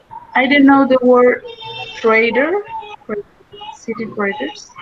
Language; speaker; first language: English; non-native, learner; Spanish